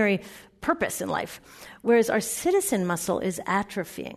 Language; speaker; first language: English; native; English